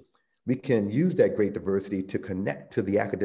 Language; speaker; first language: English; native; English